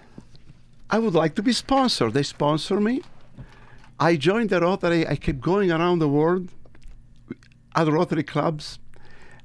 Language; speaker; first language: English; non-native, fluent; Italian